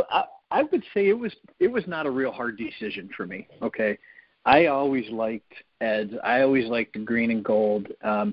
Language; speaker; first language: English; native; English